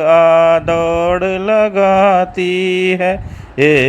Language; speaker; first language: Hindi; non-native, local second language; Malayalam